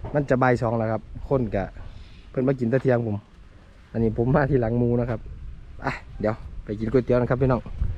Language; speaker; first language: Thai; native; Thai